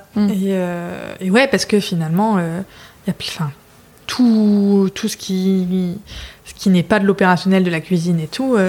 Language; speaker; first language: French; native; French